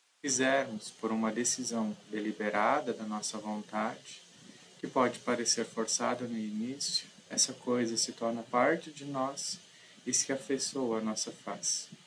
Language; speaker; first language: Portuguese; native; Portuguese